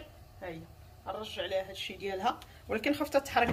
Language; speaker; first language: Arabic; native; Arabic